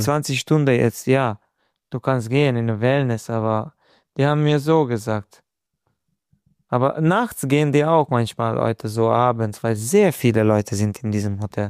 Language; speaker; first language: German; non-native, fluent; Hungarian